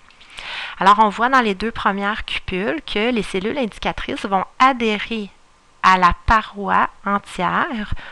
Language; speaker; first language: French; native; French